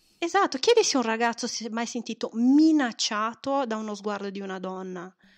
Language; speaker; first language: Italian; non-native, fluent; Portuguese